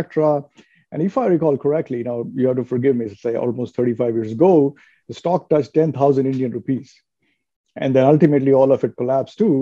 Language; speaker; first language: English; non-native, local second language; Hindi